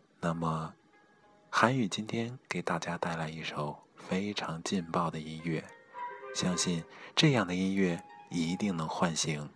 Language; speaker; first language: Chinese; native; Chinese